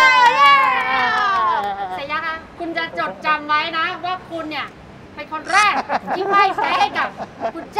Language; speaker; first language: Thai; native; Thai